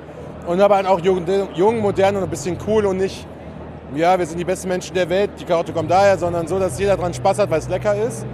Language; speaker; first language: German; native; German